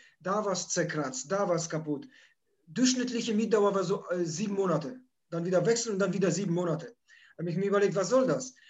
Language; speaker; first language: German; early bilingual, other home language; Polish